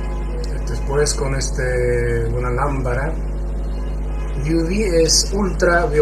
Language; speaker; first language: Spanish; non-native, fluent; Chinese